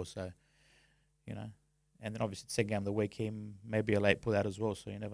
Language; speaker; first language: English; native; English